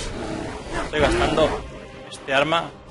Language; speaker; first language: Spanish; native; Spanish